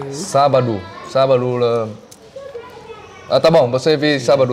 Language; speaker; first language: Portuguese; non-native, learner; Vietnamese